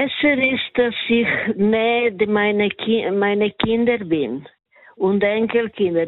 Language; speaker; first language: German; non-native, learner; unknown